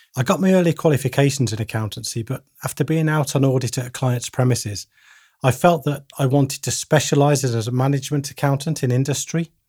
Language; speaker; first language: English; native; English